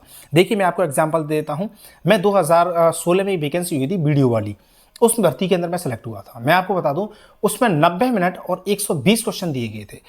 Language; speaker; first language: Hindi; native; Hindi